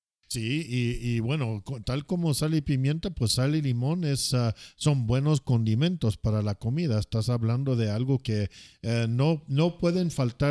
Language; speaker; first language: Spanish; non-native, fluent; English